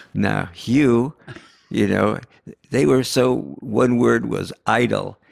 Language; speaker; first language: English; early bilingual, other home language; Yiddish